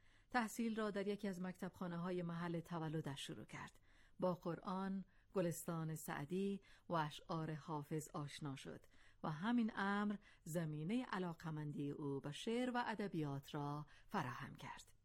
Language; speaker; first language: Persian; non-native, local second language; Azerbaijani